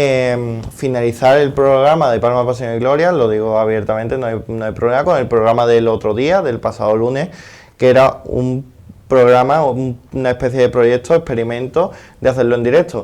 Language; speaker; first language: Spanish; native; Spanish